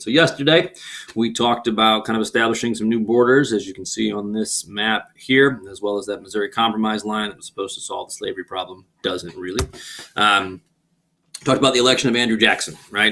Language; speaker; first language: English; native; English